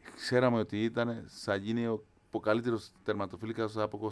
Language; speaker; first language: Greek; non-native, fluent; Spanish